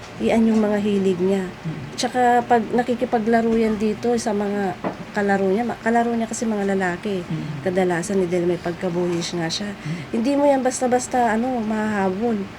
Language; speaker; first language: Filipino; native; Filipino